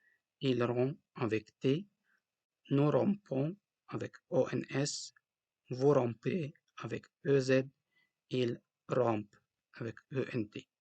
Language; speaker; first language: French; non-native, local second language; Arabic